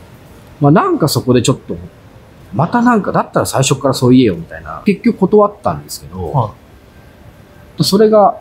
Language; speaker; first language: Japanese; native; Japanese